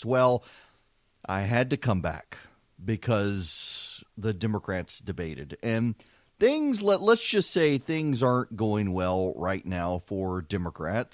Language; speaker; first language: English; native; English